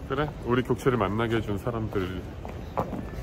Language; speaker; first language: Korean; native; Korean